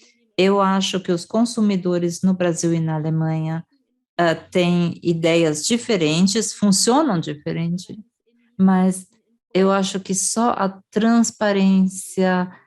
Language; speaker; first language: Portuguese; non-native, fluent; German